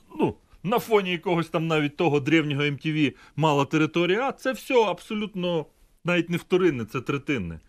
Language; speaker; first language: Ukrainian; native; Ukrainian